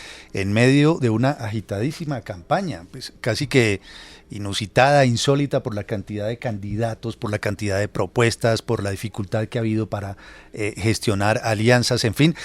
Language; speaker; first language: Spanish; native; Spanish